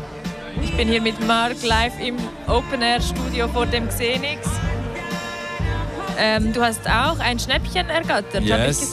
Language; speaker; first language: German; native; German